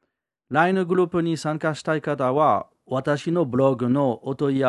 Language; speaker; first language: Japanese; non-native, learner; French